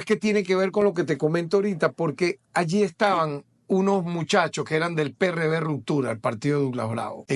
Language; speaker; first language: Spanish; native; Spanish